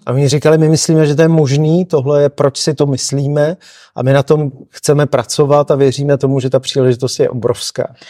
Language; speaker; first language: Czech; native; Czech